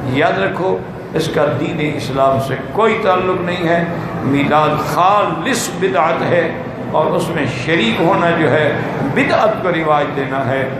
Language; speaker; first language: Urdu; native; Urdu